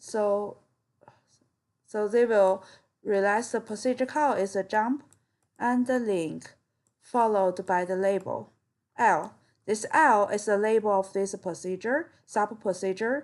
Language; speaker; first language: English; non-native, fluent; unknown